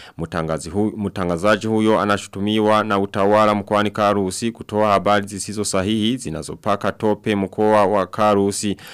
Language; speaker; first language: Swahili; non-native, local second language; Rundi